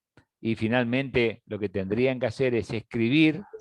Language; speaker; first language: Spanish; native; Spanish